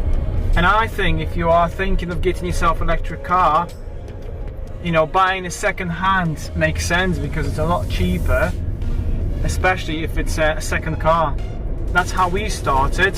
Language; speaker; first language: English; non-native, fluent; Polish